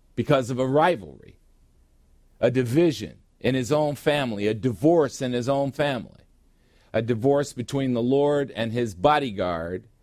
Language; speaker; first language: English; native; English